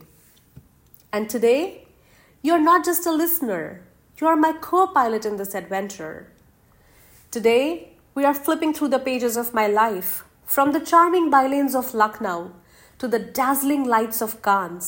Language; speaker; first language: English; non-native, local second language; Hindi